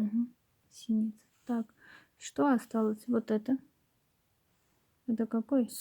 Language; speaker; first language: Russian; native; Russian